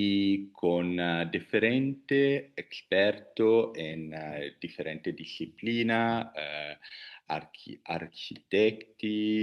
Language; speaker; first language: Spanish; non-native, learner; Italian